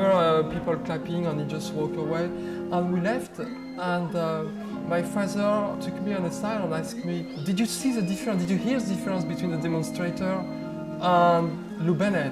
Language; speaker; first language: English; non-native, fluent; French